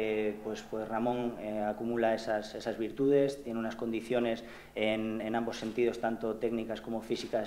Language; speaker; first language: Spanish; native; Spanish